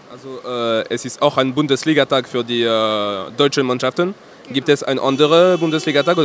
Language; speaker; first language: German; non-native, learner; French